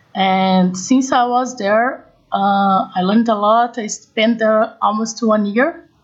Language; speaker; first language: English; non-native, fluent; Portuguese